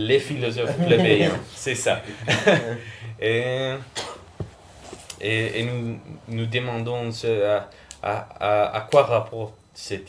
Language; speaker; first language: French; non-native, fluent; Spanish